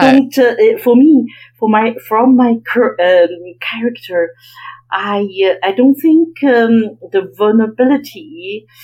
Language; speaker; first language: English; non-native, fluent; Chinese